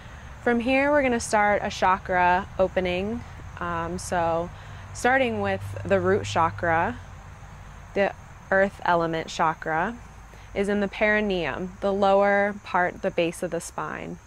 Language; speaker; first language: English; native; English